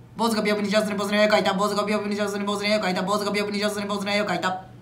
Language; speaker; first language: Japanese; native; Japanese